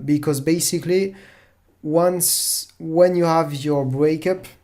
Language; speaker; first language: English; non-native, fluent; French